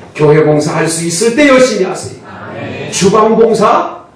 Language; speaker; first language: Korean; native; Korean